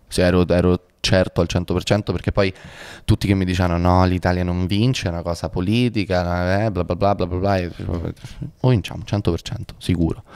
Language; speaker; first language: Italian; native; Italian